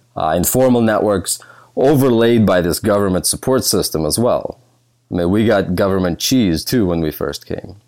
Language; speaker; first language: English; early bilingual, other home language; Russian